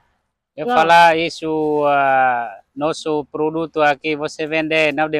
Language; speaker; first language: Portuguese; non-native, learner; Vietnamese